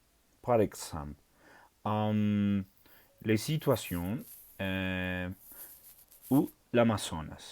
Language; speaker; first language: French; non-native, learner; Spanish